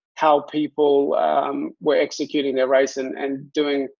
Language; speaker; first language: English; native; English